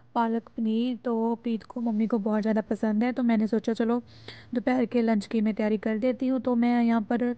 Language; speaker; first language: Hindi; non-native, local second language; Punjabi